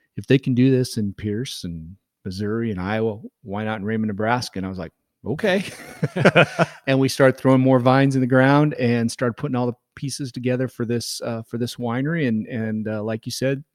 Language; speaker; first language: English; native; English